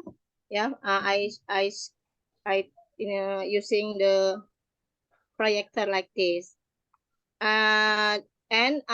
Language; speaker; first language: English; non-native, learner; Indonesian